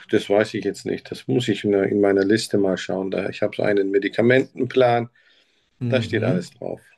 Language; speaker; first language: German; native; German